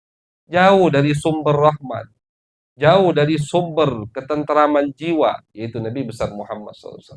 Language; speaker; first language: Indonesian; native; Indonesian